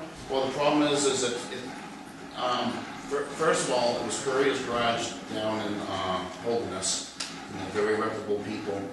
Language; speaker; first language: English; native; English